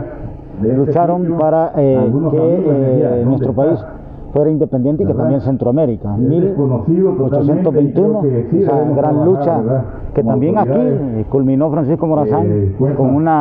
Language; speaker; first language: Spanish; native; Spanish